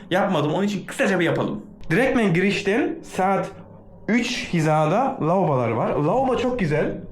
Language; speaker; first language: Turkish; early bilingual, heritage; Turkish